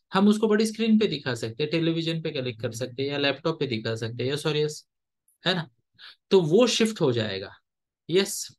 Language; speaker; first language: Hindi; non-native, local second language; Marathi